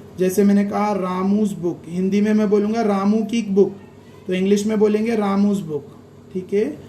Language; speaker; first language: Hindi; native; Hindi